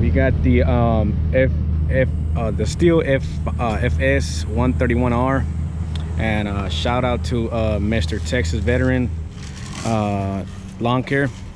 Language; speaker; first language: English; early bilingual, other home language; Spanish